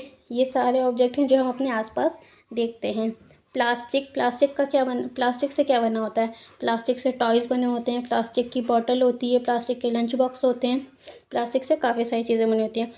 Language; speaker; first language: Hindi; native; Hindi